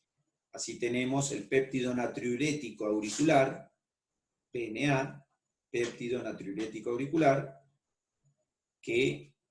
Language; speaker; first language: Spanish; native; Spanish